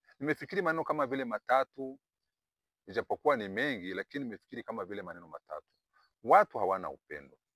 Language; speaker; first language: Swahili; non-native, local second language; Kinyarwanda